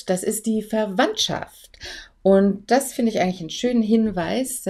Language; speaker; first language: German; native; German